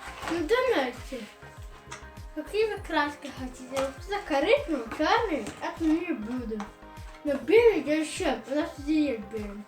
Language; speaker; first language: Russian; early bilingual, heritage; Russian